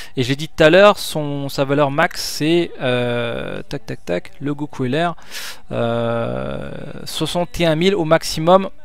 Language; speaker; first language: French; native; French